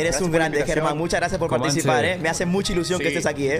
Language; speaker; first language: Spanish; native; Spanish